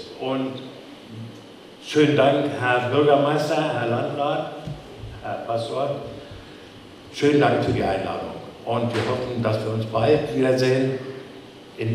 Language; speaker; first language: German; non-native, fluent; Polish